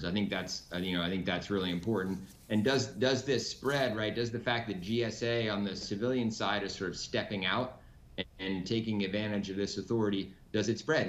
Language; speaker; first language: English; native; English